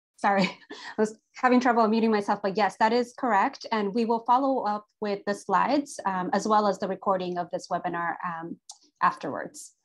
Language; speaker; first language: English; native; English